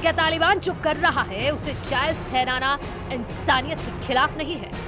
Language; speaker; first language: Hindi; native; Hindi